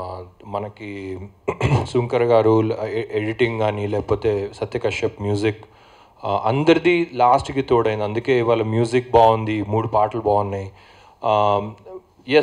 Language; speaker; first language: Telugu; native; Telugu